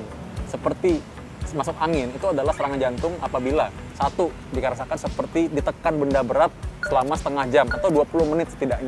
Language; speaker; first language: Indonesian; native; Indonesian